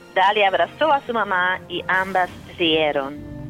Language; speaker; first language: Spanish; early bilingual, heritage; Spanish